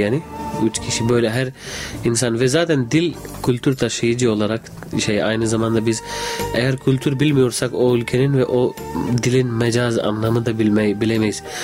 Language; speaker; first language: Turkish; non-native, fluent; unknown